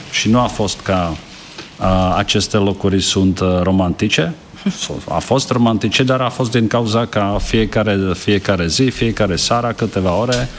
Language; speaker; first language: Romanian; non-native, fluent; Czech